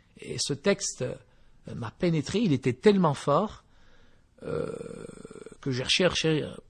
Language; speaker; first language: French; early bilingual, other home language; Berber languages